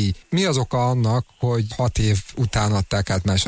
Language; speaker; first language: Hungarian; native; Hungarian